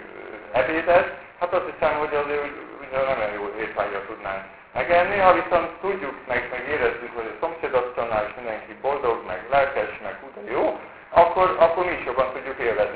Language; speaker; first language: Hungarian; native; Hungarian